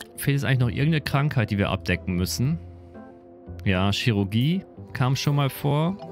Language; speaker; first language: German; native; German